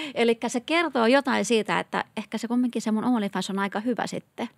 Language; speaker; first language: Finnish; native; Finnish